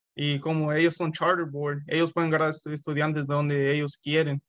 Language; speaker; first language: Spanish; early bilingual, heritage; Spanish